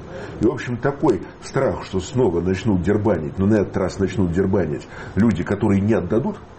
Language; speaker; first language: Russian; native; Russian